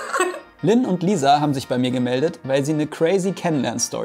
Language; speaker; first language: German; native; German